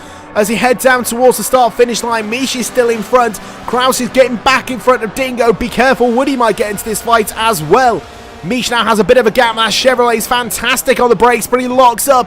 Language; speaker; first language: English; native; English